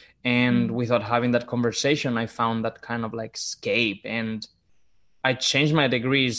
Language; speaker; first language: English; non-native, fluent; Spanish